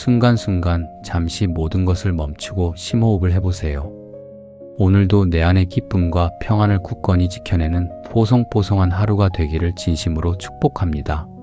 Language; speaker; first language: Korean; native; Korean